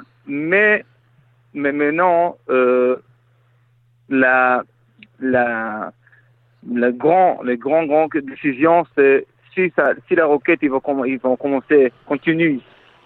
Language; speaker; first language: French; non-native, fluent; Hebrew